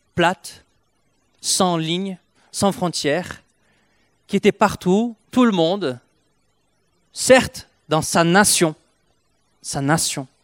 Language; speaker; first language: French; non-native, fluent; Portuguese